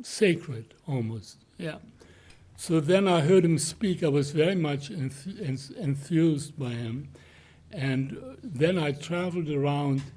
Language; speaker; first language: English; non-native, fluent; German